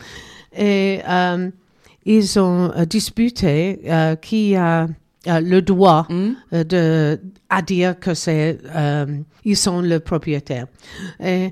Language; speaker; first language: French; non-native, learner; English